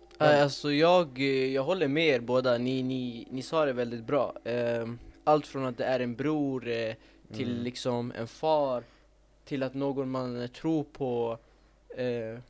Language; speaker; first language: Swedish; native; Swedish